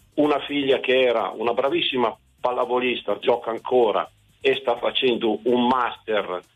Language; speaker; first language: Italian; native; Italian